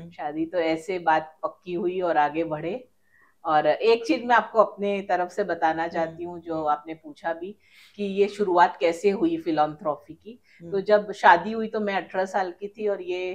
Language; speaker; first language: Hindi; native; Hindi